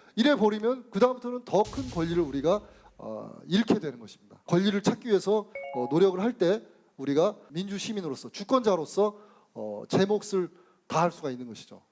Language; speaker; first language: Korean; native; Korean